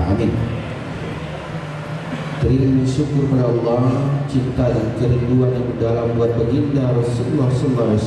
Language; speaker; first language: Indonesian; native; Indonesian